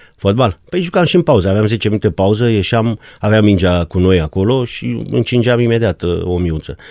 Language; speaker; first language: Romanian; non-native, local second language; German